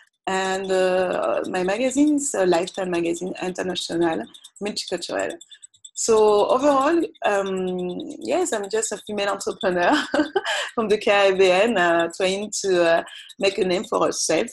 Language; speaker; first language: English; non-native, fluent; French